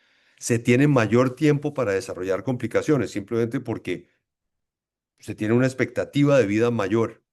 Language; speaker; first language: Spanish; native; Spanish